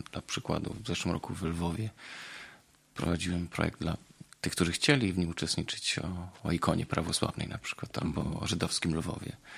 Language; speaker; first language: Polish; native; Polish